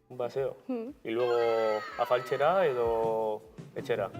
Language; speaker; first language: Basque; non-native, local second language; Spanish